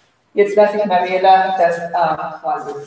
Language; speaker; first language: German; non-native, fluent; Spanish